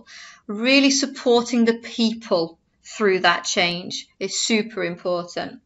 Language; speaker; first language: English; native; English